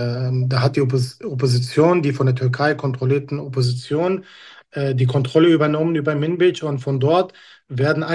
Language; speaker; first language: German; non-native, fluent; Kurdish